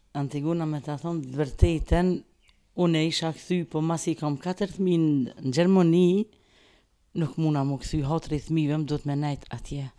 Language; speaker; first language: Albanian; native; Albanian